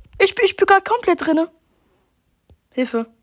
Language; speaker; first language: German; native; German